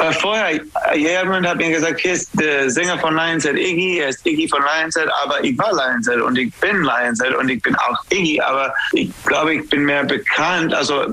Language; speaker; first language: German; non-native, learner; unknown